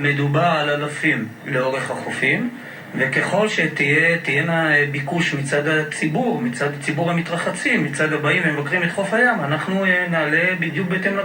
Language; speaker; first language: Hebrew; native; Hebrew